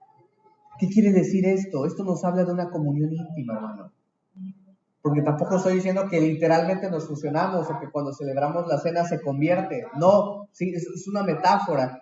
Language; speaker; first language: Spanish; native; Spanish